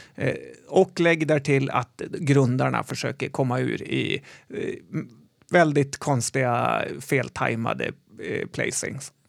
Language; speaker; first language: Swedish; native; Swedish